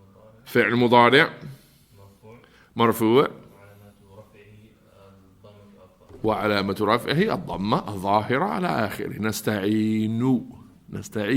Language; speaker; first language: Arabic; non-native, fluent; English